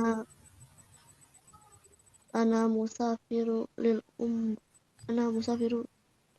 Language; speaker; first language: Arabic; non-native, learner; Indonesian